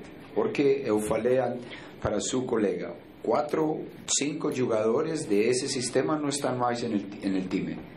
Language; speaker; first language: Portuguese; non-native, fluent; Spanish